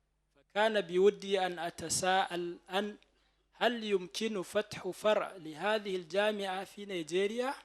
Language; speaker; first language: Arabic; non-native, fluent; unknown